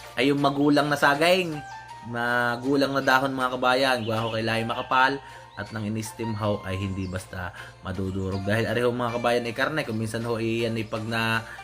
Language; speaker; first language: Filipino; native; Filipino